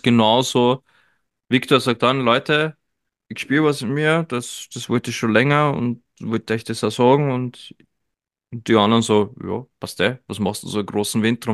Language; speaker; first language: German; native; German